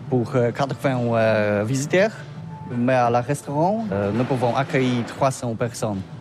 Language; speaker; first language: French; non-native, learner; Polish